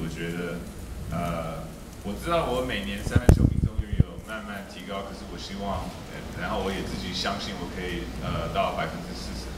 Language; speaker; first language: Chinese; early bilingual, heritage; English